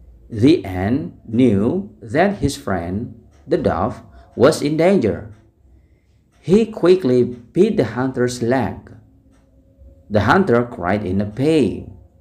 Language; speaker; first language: English; non-native, fluent; Indonesian